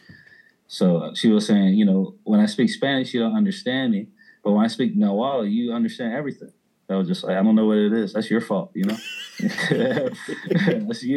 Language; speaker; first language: English; early bilingual, other home language; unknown